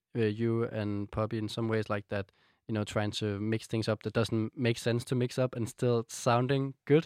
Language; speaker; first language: English; non-native, fluent; Danish